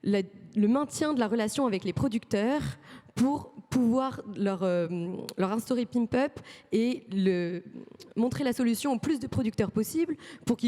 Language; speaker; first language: French; native; French